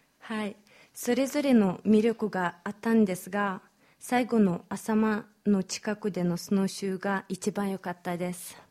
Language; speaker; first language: Japanese; non-native, fluent; Romanian